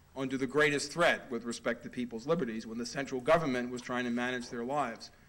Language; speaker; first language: English; native; English